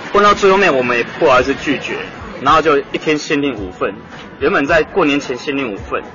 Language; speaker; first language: Chinese; native; Chinese